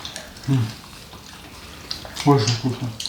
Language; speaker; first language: Russian; native; Russian